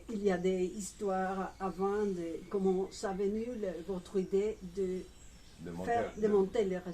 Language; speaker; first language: French; non-native, fluent; Spanish